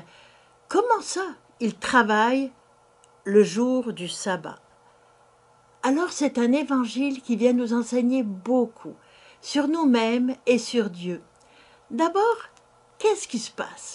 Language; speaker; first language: French; native; French